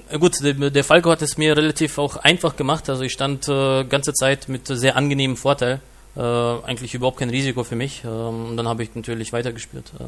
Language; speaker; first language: German; non-native, fluent; Russian